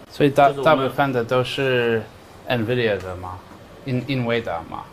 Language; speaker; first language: Chinese; non-native, learner; English